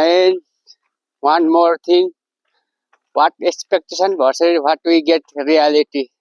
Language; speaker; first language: English; non-native, learner; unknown